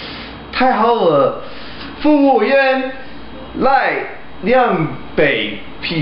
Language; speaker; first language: Chinese; non-native, learner; English